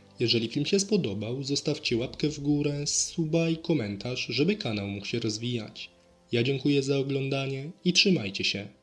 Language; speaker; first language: Polish; native; Polish